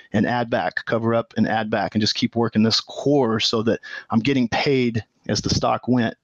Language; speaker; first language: English; native; English